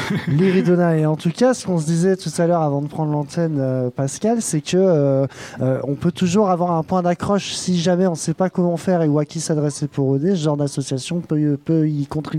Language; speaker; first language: French; native; French